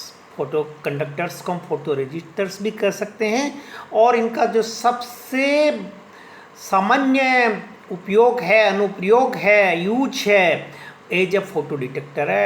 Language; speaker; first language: Hindi; native; Hindi